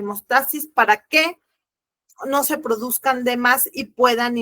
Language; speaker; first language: Spanish; native; Spanish